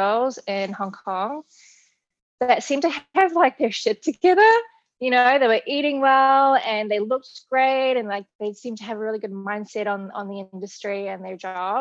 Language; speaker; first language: English; native; English